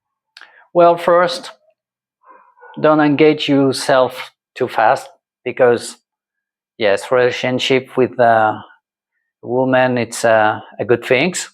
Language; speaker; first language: English; non-native, learner; French